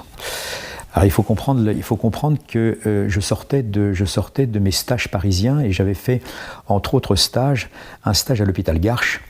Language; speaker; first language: French; native; French